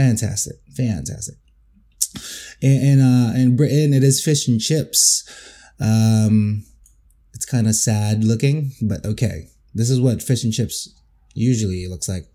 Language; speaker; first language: English; non-native, local second language; Filipino